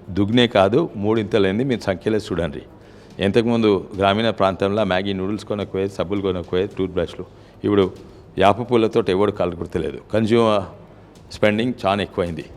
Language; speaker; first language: Telugu; native; Telugu